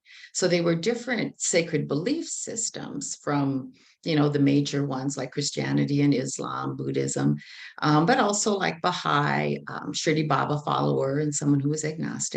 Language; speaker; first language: English; native; English